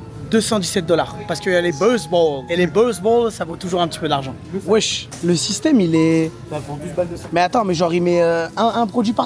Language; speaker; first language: French; native; French